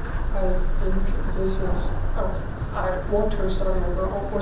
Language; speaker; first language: English; non-native, learner; Chinese